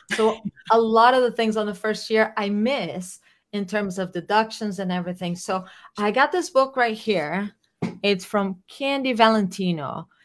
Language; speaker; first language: English; non-native, fluent; Portuguese